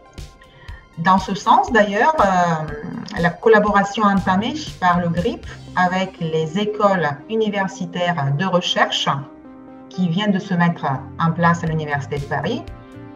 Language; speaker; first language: French; non-native, fluent; Bulgarian